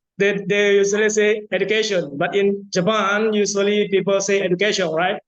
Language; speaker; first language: English; non-native, fluent; Indonesian